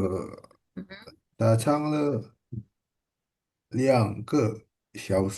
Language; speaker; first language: Chinese; non-native, learner; Indonesian